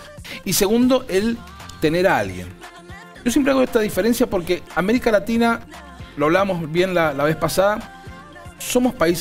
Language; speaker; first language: Spanish; native; Spanish